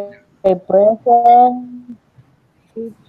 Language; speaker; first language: English; non-native, learner; Spanish